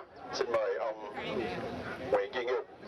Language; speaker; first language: Vietnamese; native; Vietnamese